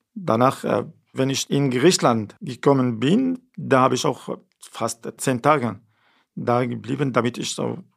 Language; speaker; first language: German; non-native, fluent; Arabic